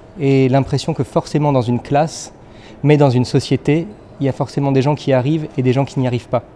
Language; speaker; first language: French; native; French